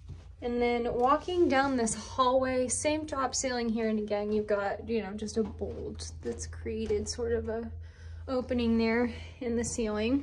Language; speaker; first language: English; native; English